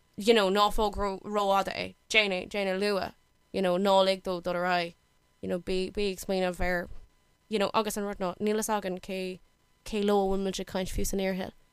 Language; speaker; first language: Irish; non-native, local second language; English